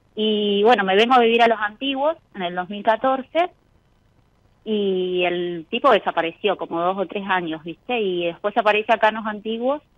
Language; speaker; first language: Spanish; native; Spanish